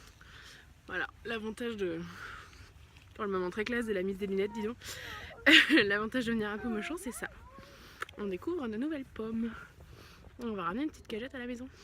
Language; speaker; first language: French; native; French